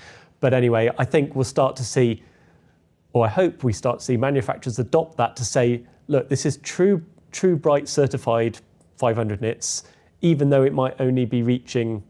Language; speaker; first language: English; native; English